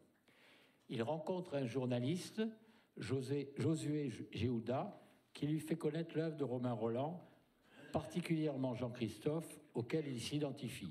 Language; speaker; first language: French; native; French